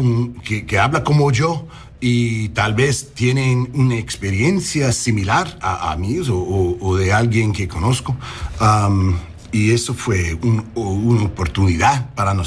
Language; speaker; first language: Spanish; non-native, learner; English